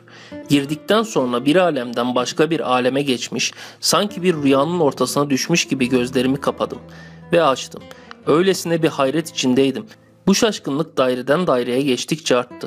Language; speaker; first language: Turkish; native; Turkish